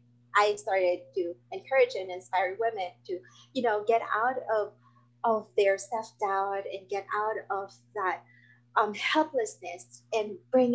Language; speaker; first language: English; non-native, local second language; Filipino